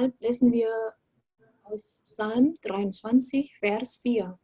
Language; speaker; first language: German; non-native, fluent; Indonesian